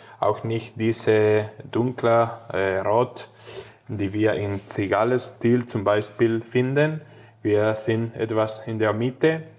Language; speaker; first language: German; non-native, fluent; Spanish